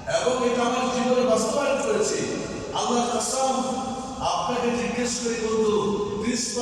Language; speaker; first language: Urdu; non-native, local second language; Bangla